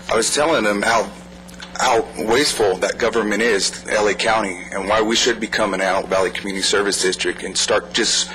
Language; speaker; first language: English; native; English